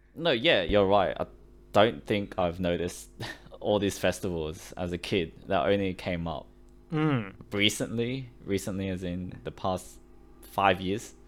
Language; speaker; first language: English; early bilingual, other home language; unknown